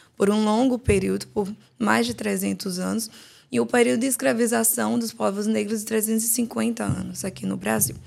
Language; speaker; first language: Portuguese; native; Portuguese